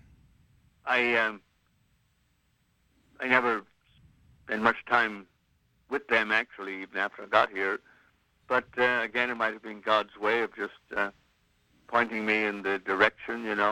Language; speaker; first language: English; native; English